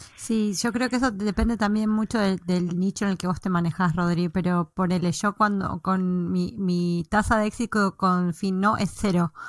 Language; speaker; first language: Spanish; native; Spanish